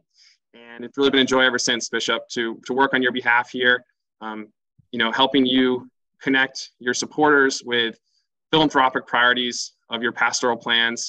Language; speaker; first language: English; native; English